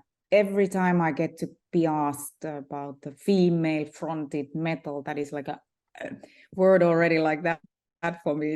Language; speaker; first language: English; non-native, fluent; Finnish